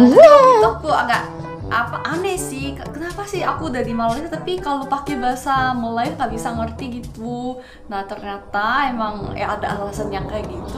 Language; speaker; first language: Indonesian; non-native, fluent; Korean